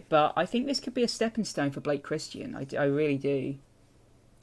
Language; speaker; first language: English; native; English